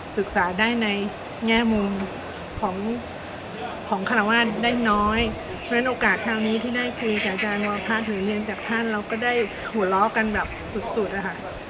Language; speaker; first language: Thai; native; Thai